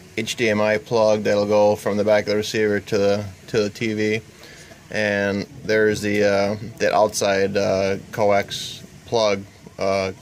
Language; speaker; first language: English; native; English